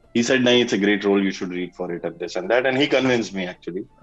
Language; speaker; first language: Hindi; native; Hindi